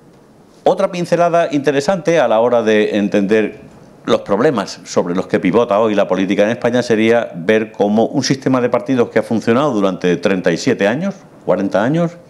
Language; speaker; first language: Spanish; native; Spanish